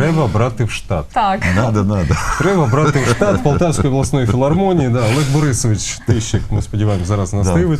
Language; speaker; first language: Ukrainian; native; Ukrainian